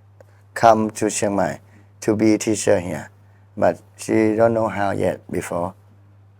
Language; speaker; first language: English; non-native, learner; Thai